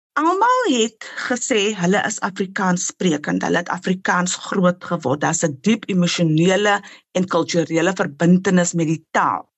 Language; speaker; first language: Afrikaans; native; Afrikaans